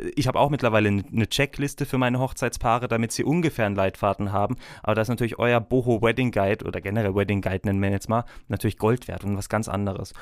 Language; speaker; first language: German; native; German